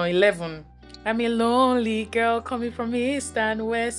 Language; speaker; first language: English; non-native, local second language; Yoruba